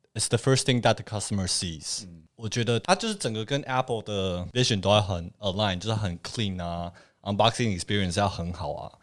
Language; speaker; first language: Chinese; early bilingual, heritage; Chinese